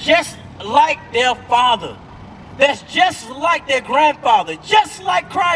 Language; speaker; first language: English; native; English